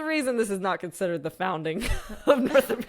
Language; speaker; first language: English; native; English